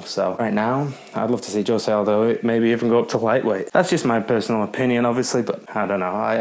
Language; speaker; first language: English; native; English